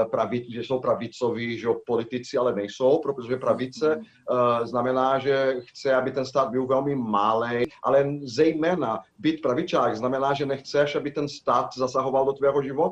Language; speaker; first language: Czech; non-native, fluent; Portuguese